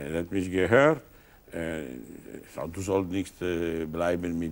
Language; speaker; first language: German; non-native, learner; Italian